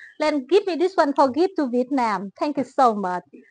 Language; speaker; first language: English; non-native, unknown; Vietnamese